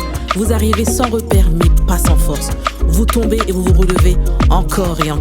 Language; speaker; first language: French; native; French